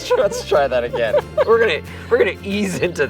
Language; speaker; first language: English; native; English